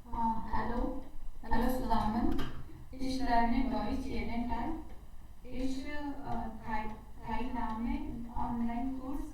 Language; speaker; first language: German; non-native, learner; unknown